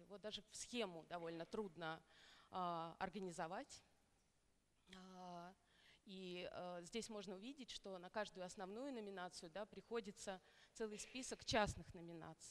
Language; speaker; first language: Russian; native; Russian